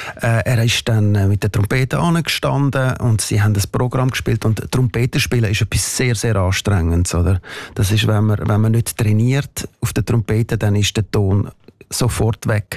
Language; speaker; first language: German; native; German